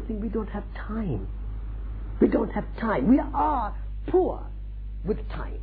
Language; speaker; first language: English; non-native, local second language; Marwari